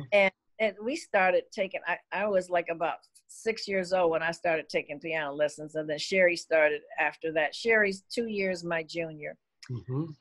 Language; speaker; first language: English; native; English